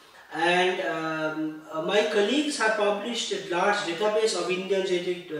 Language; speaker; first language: English; non-native, local second language; Bangla